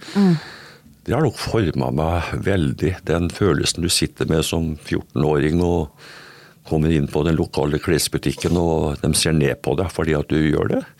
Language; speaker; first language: Norwegian; native; Norwegian